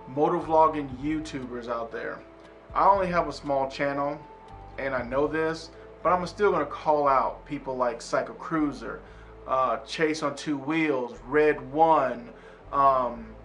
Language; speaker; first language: English; native; English